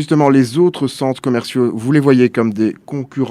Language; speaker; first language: French; native; French